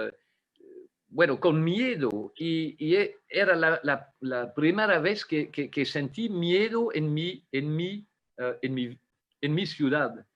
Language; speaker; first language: Spanish; non-native, fluent; French